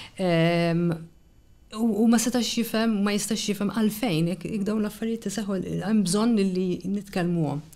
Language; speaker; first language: Maltese; native; Maltese